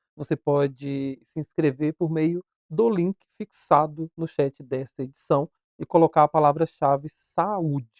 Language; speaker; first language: Portuguese; native; Portuguese